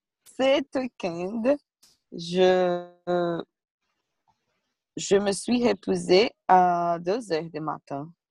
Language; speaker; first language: French; non-native, learner; Portuguese